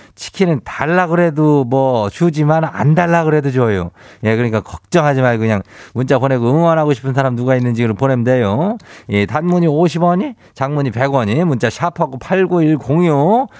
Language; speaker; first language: Korean; native; Korean